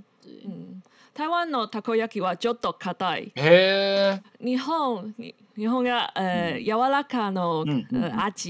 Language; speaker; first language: Japanese; non-native, learner; Chinese